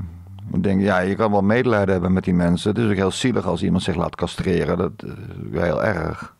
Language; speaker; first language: Dutch; native; Dutch